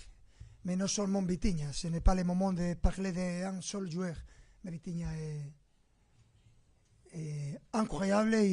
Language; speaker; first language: French; non-native, fluent; Spanish